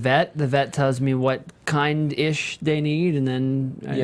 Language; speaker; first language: English; native; English